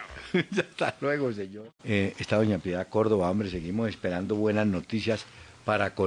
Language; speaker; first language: Spanish; native; Spanish